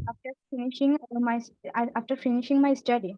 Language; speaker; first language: English; non-native, learner; Bangla